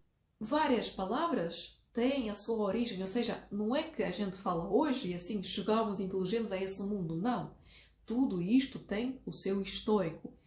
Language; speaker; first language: Portuguese; non-native, fluent; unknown